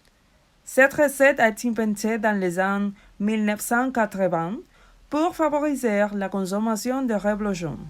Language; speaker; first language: French; non-native, learner; Spanish